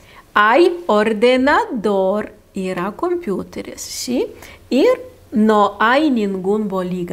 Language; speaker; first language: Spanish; non-native, fluent; Lithuanian